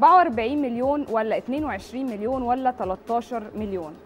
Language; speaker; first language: Arabic; native; Arabic